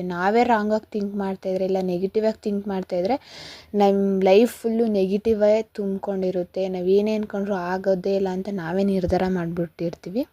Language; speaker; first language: Kannada; native; Kannada